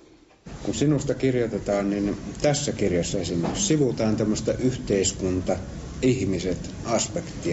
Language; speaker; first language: Finnish; native; Finnish